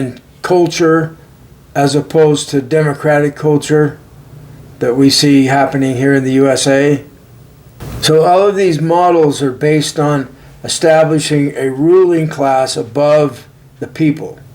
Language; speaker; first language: English; native; English